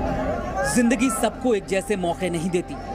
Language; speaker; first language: Hindi; native; Hindi